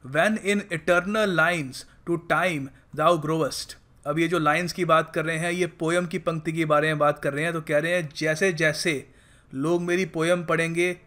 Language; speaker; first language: Hindi; native; Hindi